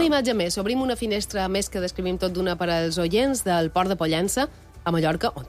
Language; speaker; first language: Catalan; native; Catalan